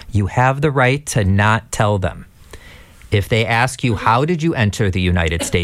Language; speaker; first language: English; native; English